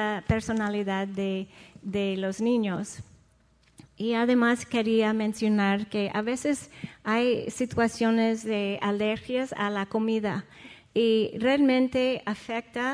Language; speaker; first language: Spanish; non-native, fluent; English